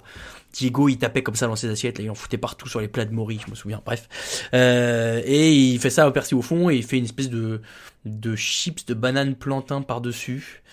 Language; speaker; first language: French; native; French